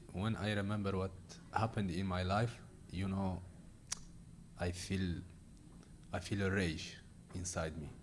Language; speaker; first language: English; non-native, learner; Arabic